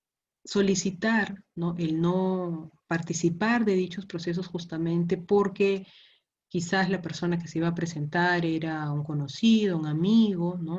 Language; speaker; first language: Spanish; native; Spanish